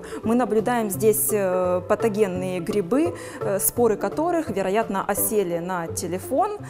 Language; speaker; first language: Russian; native; Russian